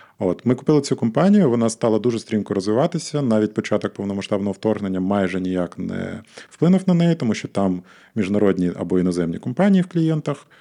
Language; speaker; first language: Ukrainian; non-native, local second language; Russian